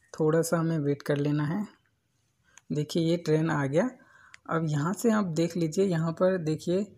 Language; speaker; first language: Hindi; native; Hindi